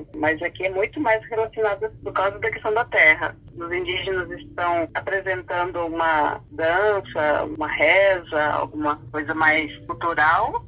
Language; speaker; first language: Portuguese; non-native, local second language; Guarani